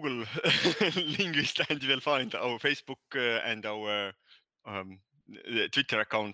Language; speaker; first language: English; non-native, fluent; Estonian